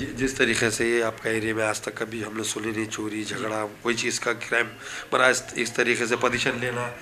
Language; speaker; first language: Hindi; non-native, local second language; Urdu